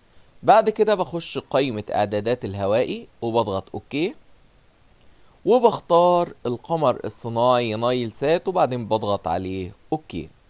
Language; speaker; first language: Arabic; native; Arabic